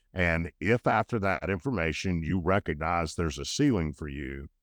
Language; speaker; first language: English; native; English